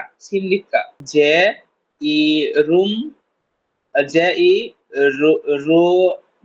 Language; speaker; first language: Korean; non-native, learner; Bangla